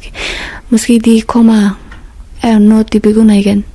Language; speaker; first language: Danish; non-native, fluent; Persian